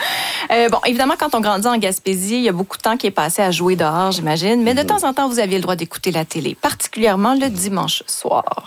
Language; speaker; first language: French; native; French